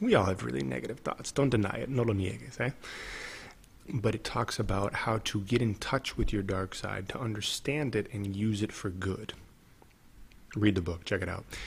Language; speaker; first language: English; native; English